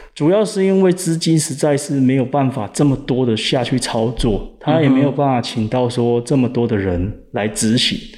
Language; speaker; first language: Chinese; native; Chinese